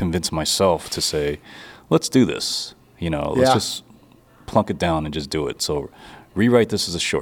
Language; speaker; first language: English; native; English